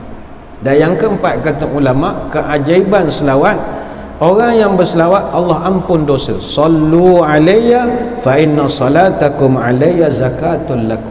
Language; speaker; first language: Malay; native; Malay